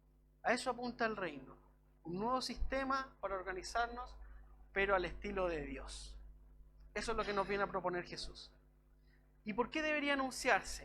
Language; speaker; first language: Spanish; native; Spanish